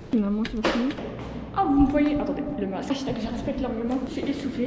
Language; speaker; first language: French; native; French